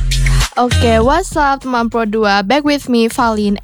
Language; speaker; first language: English; non-native, fluent; Indonesian